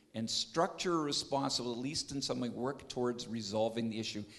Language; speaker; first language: English; native; English